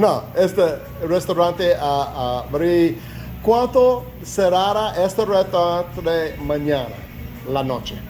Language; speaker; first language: Spanish; non-native, learner; English